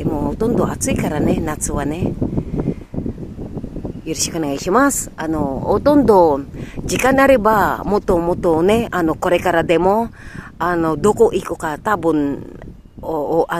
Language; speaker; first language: Japanese; non-native, learner; Filipino